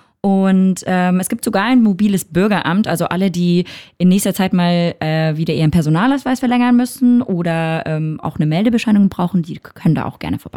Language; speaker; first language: German; native; German